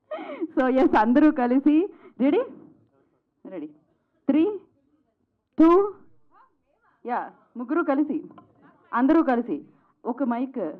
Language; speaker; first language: Telugu; native; Telugu